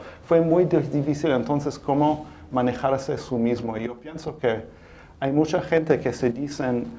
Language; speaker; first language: Spanish; non-native, fluent; English